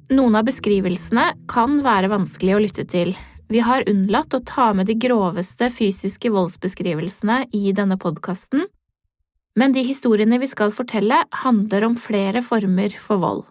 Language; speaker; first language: Norwegian; native; Norwegian